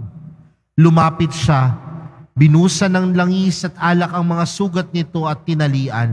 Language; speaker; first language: Filipino; native; Filipino